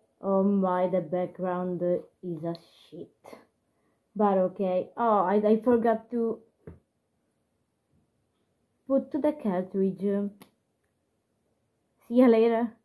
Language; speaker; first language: English; non-native, learner; Italian